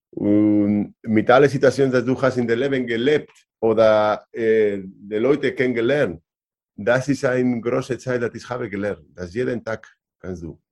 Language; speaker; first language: German; non-native, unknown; Spanish